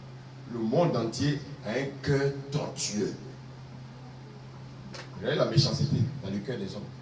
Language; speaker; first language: French; native; French